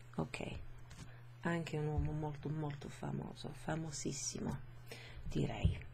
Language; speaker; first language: Italian; non-native, fluent; English